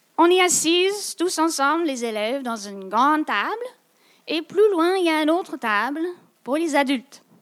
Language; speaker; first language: French; non-native, local second language; English